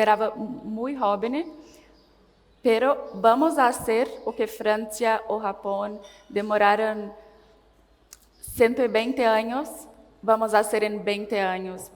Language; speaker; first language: Spanish; non-native, learner; Portuguese